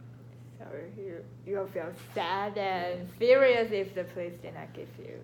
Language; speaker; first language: English; non-native, learner; Chinese